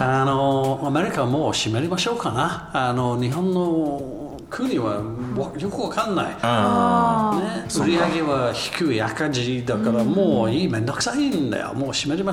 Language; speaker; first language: Japanese; non-native, learner; English